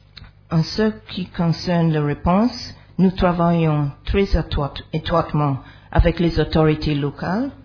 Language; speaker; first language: French; non-native, fluent; English